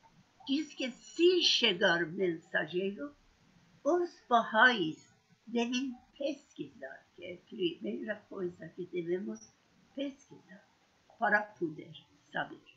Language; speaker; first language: Portuguese; non-native, learner; Persian